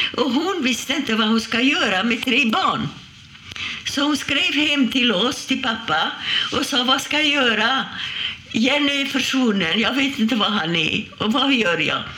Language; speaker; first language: Swedish; non-native, fluent; Hungarian